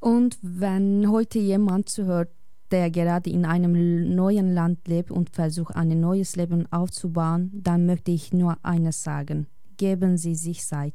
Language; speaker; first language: German; non-native, fluent; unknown